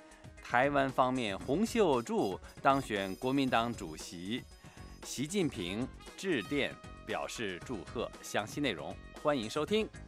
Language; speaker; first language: Chinese; native; Chinese